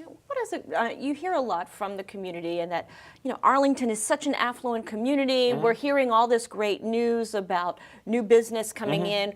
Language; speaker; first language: English; native; English